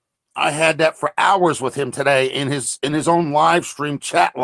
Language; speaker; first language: English; native; English